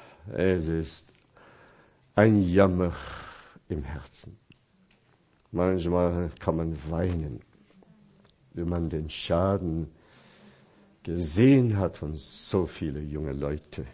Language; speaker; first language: German; non-native, fluent; Chinese